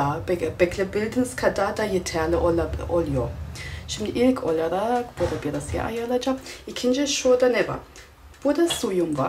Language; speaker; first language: Turkish; non-native, fluent; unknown